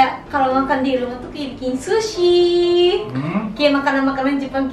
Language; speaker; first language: Indonesian; non-native, fluent; Japanese